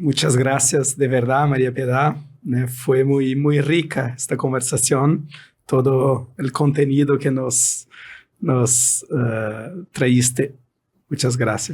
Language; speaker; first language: Spanish; non-native, fluent; Portuguese